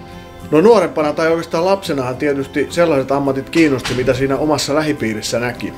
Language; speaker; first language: Finnish; native; Finnish